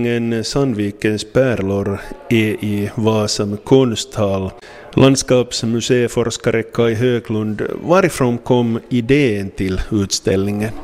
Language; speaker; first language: Swedish; non-native, local second language; Finnish